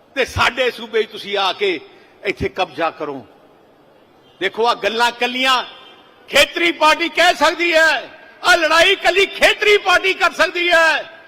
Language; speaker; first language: Punjabi; native; Punjabi